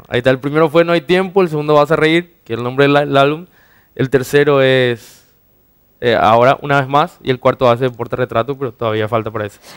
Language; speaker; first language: Spanish; native; Spanish